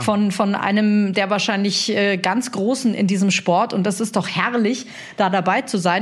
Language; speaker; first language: German; native; German